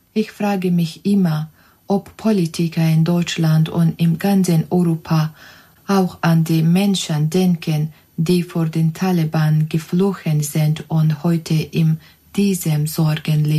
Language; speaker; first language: German; non-native, learner; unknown